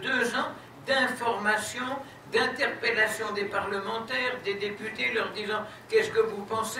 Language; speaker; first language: French; native; French